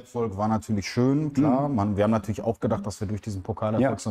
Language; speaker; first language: German; native; German